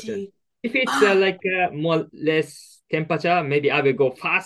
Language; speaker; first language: English; non-native, learner; Japanese